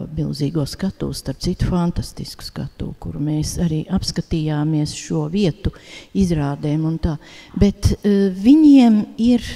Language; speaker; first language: Latvian; native; Latvian